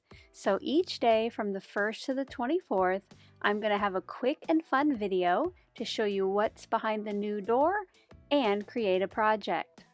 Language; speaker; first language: English; native; English